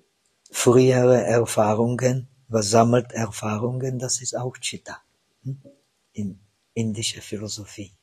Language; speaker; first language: German; non-native, fluent; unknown